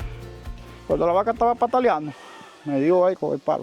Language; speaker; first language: Spanish; native; Spanish